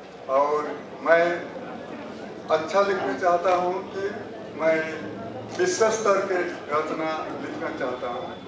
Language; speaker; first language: Hindi; non-native, local second language; Odia